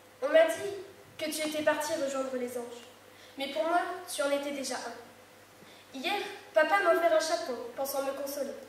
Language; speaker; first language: French; native; French